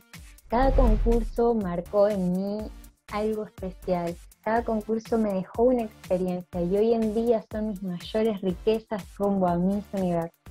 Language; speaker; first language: Spanish; native; Spanish